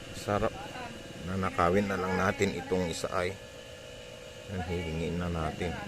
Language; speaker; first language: Filipino; non-native, local second language; Pangasinan